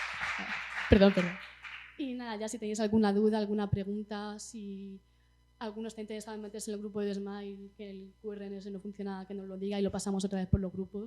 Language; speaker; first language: Spanish; native; Spanish